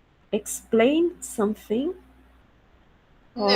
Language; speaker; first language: English; non-native, learner; Portuguese